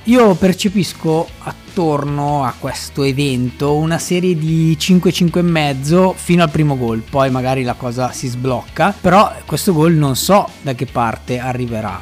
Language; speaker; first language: Italian; native; Italian